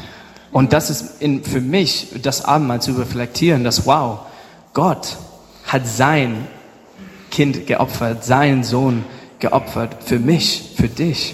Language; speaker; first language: German; non-native, learner; English